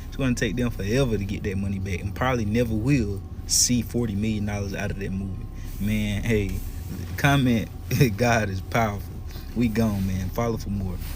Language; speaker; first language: English; native; English